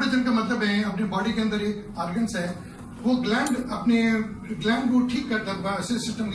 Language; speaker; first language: Hindi; native; Hindi